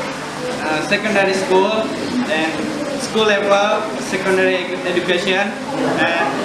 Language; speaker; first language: English; non-native, learner; Indonesian